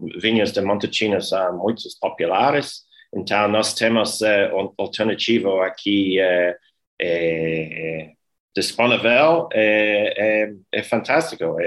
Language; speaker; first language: Portuguese; non-native, learner; English